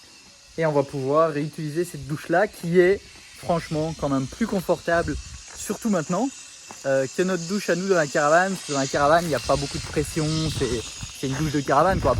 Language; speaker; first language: French; native; French